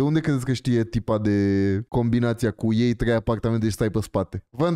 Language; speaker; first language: Romanian; native; Romanian